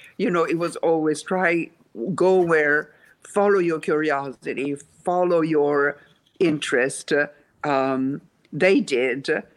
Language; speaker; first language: English; non-native, fluent; Italian